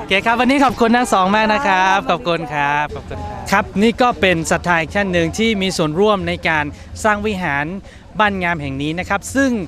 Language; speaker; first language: Thai; native; Thai